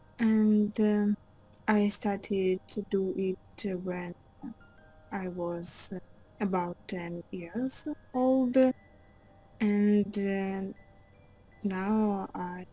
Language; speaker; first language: English; non-native, learner; Russian